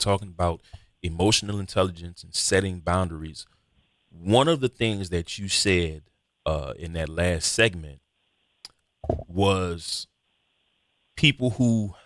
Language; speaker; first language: English; native; English